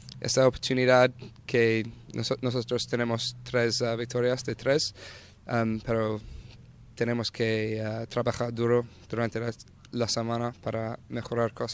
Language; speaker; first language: Spanish; non-native, learner; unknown